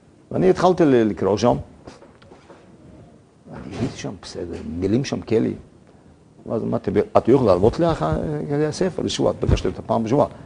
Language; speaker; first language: Hebrew; non-native, fluent; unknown